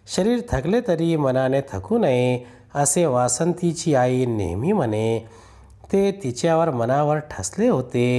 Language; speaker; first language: Marathi; non-native, local second language; Urdu